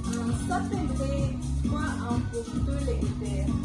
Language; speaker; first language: French; non-native, learner; Spanish